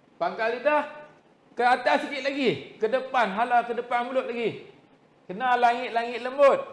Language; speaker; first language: Malay; native; Malay